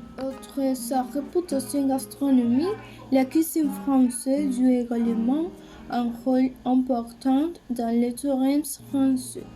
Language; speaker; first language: French; non-native, learner; Spanish